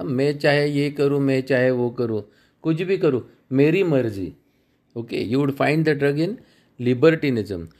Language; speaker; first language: Hindi; non-native, local second language; Marathi